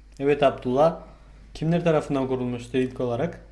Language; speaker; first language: Turkish; non-native, fluent; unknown